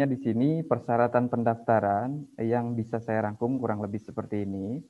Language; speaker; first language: Indonesian; native; Indonesian